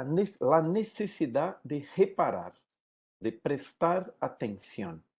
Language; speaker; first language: Spanish; non-native, learner; Portuguese